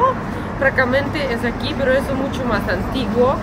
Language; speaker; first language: Spanish; non-native, learner; Russian